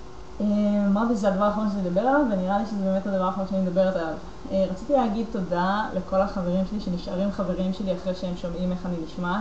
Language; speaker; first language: Hebrew; native; Hebrew